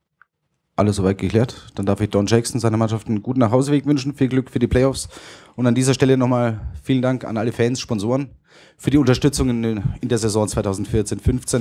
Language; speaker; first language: German; native; German